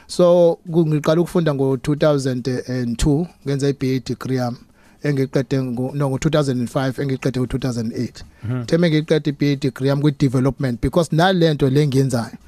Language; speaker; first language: Zulu; native; Zulu